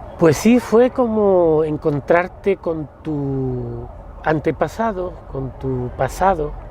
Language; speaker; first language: Spanish; native; Spanish